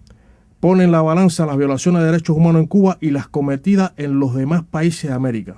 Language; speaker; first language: Spanish; native; Spanish